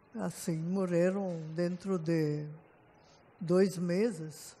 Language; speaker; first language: Portuguese; non-native, fluent; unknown